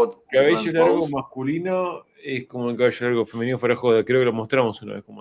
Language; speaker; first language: Spanish; native; Spanish